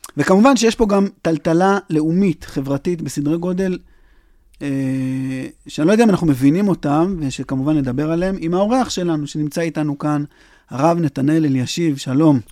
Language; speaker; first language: Hebrew; native; Hebrew